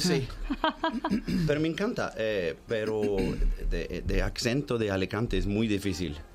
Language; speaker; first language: Spanish; non-native, learner; Swedish